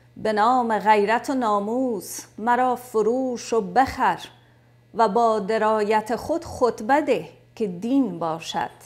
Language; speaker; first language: Persian; native; Persian